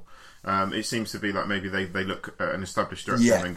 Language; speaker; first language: English; native; English